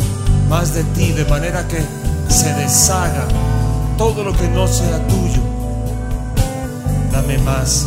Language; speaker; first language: Spanish; native; Spanish